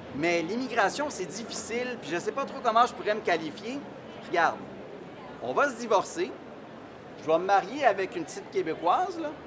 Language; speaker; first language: French; native; French